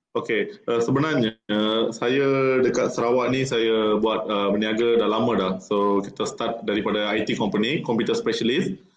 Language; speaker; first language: Malay; non-native, local second language; Tamil